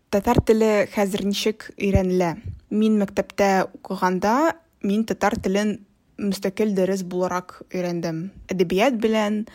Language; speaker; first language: Tatar; non-native, local second language; Russian